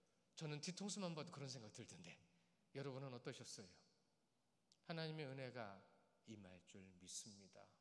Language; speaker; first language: Korean; native; Korean